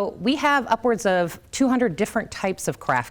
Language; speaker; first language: English; native; English